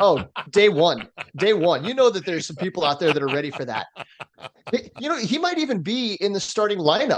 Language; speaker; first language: English; native; English